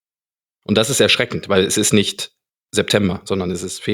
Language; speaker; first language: German; native; German